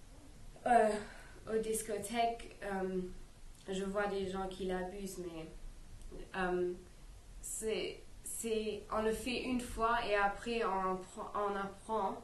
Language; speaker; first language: French; non-native, learner; English